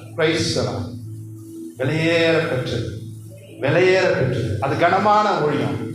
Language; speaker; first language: Tamil; non-native, local second language; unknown